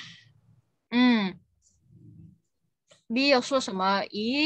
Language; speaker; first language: Chinese; non-native, fluent; Vietnamese